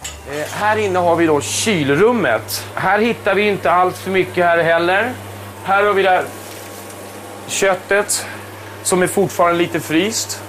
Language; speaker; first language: Swedish; native; Swedish